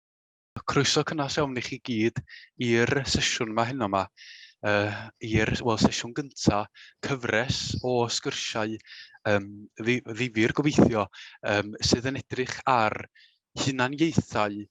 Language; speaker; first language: Welsh; native; Welsh